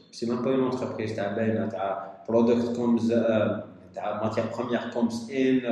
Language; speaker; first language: French; non-native, local second language; Arabic